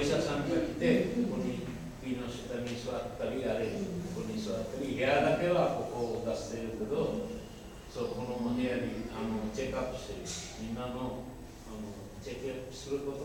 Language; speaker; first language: Japanese; non-native, learner; Bangla